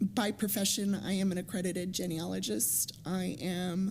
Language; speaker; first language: English; native; English